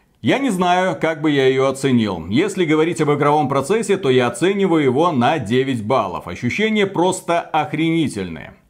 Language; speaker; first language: Russian; native; Russian